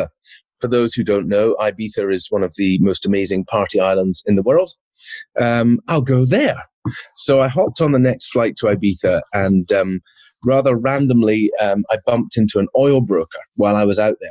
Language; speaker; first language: English; native; English